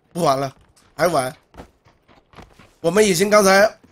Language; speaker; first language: Chinese; native; Chinese